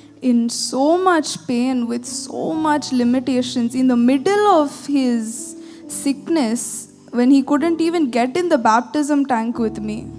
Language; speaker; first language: English; early bilingual, other home language; Tamil